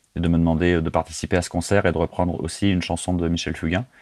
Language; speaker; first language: French; native; French